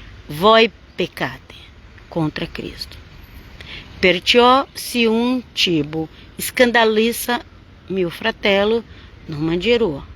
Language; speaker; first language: Italian; non-native, fluent; Portuguese